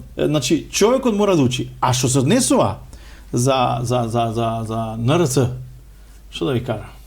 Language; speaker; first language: Macedonian; non-native, local second language; Romany